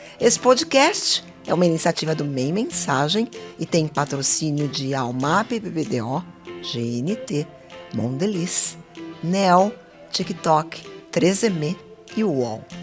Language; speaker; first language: Portuguese; native; Portuguese